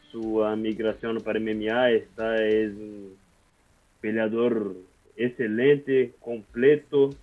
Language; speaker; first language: Spanish; non-native, learner; Portuguese